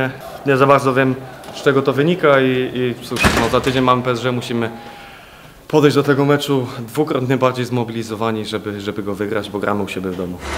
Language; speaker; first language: Polish; native; Polish